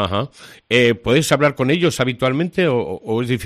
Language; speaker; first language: Spanish; native; Spanish